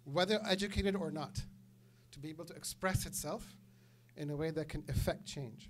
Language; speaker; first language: English; native; English